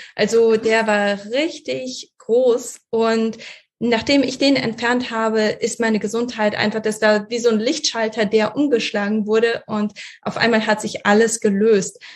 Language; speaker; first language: German; early bilingual, other home language; Russian